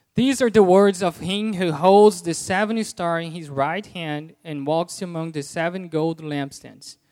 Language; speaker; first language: English; non-native, fluent; Portuguese